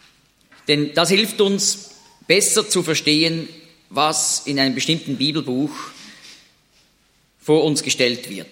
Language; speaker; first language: German; native; German